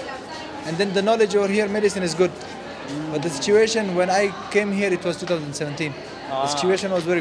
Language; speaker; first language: English; non-native, fluent; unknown